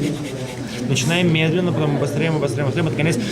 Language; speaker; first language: Russian; native; Russian